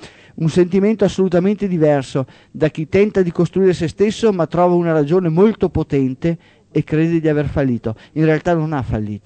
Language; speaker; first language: Italian; native; Italian